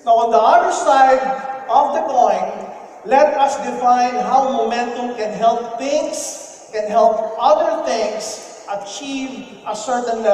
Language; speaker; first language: English; non-native, local second language; Filipino